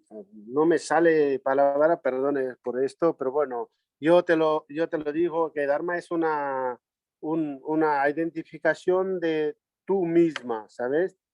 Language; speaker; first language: Spanish; non-native, learner; Nepali